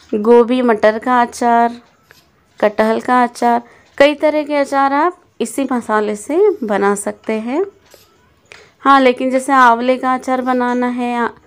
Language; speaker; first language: Hindi; native; Hindi